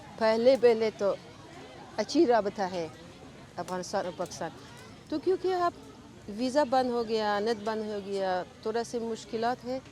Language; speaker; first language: Urdu; non-native, learner; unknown